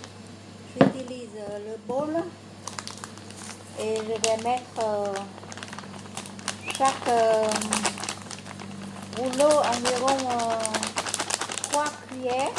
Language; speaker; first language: French; non-native, fluent; Vietnamese